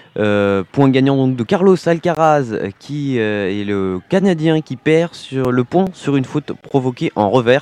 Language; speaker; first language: French; native; French